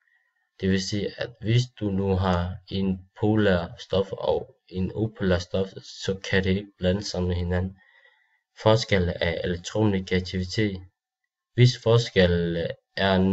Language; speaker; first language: Danish; non-native, learner; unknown